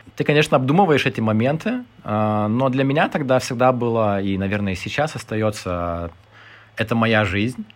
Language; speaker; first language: Russian; non-native, fluent; Lithuanian